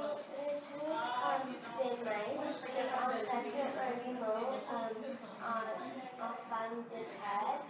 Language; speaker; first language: French; early bilingual, other home language; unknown